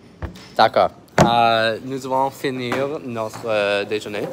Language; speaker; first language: French; non-native, learner; English